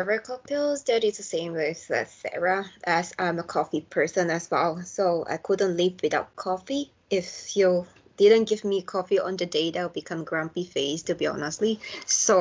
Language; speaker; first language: English; non-native, local second language; Chinese